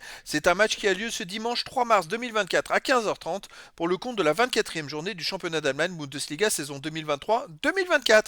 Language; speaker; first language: French; native; French